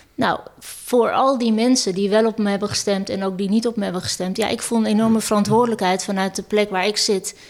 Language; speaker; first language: Dutch; early bilingual, other home language; Turkish